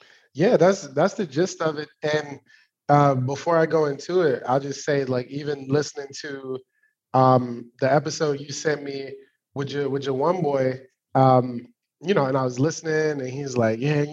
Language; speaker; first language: English; native; English